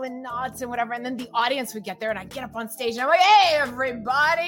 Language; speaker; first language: English; early bilingual, other home language; Russian